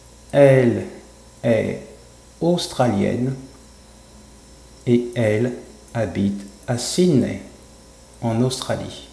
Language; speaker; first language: French; non-native, fluent; English